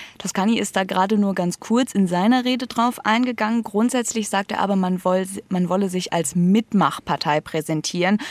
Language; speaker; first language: German; native; German